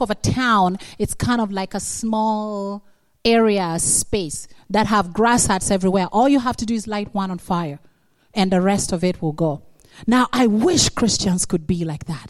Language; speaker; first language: English; non-native, local second language; Acoli